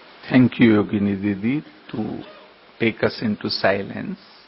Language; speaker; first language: English; non-native, local second language; Hindi